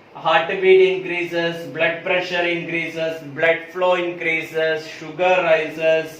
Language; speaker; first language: English; non-native, local second language; Malayalam